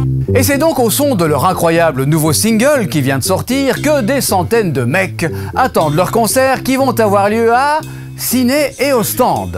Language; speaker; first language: French; native; French